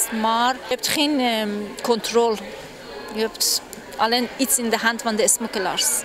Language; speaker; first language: Dutch; non-native, fluent; Persian